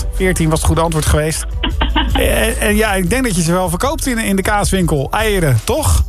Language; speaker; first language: Dutch; native; Dutch